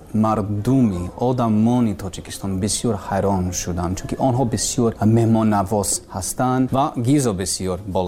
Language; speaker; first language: Persian; non-native, learner; English